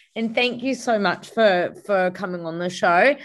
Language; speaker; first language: English; native; English